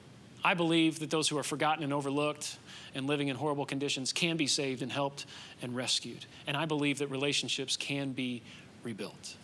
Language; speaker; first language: English; native; English